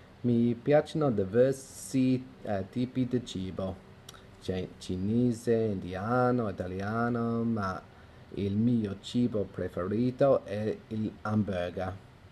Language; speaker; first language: Italian; non-native, learner; English